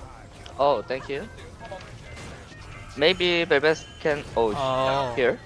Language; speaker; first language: English; non-native, learner; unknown